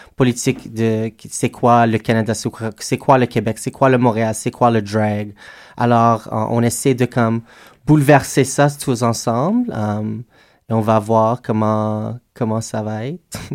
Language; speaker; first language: French; native; French